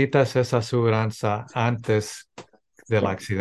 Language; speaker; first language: Spanish; early bilingual, heritage; English